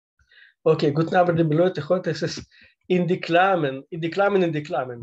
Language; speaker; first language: German; non-native, learner; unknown